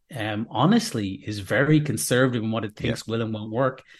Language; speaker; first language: English; native; English